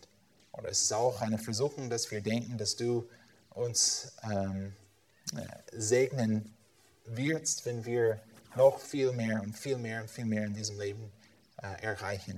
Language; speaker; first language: German; non-native, fluent; English